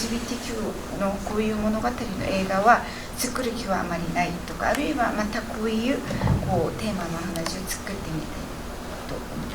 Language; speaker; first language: Japanese; non-native, fluent; Korean